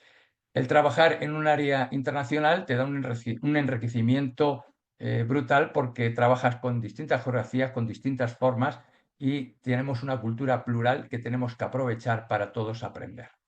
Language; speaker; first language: Spanish; native; Spanish